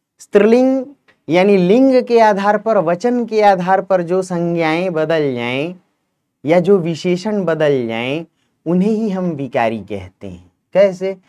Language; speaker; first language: Hindi; native; Hindi